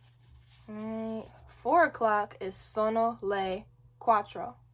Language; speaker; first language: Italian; non-native, learner; English